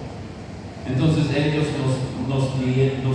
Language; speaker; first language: Spanish; non-native, fluent; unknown